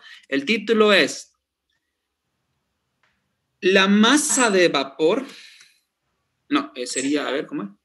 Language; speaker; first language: Spanish; native; Spanish